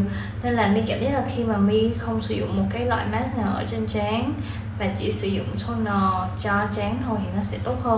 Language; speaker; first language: Vietnamese; early bilingual, heritage; Vietnamese